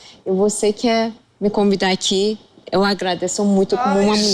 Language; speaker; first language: Portuguese; non-native, fluent; Persian